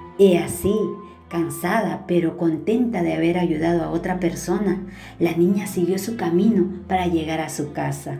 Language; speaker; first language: Spanish; native; Spanish